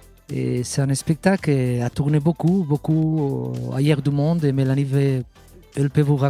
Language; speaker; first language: French; non-native, fluent; Catalan